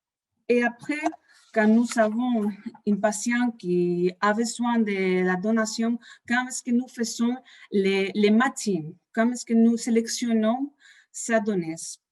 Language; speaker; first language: French; non-native, fluent; Spanish